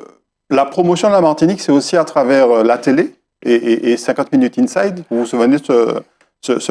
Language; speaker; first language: French; native; French